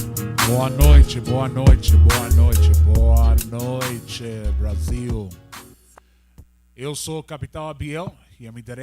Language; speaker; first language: Portuguese; non-native, learner; Spanish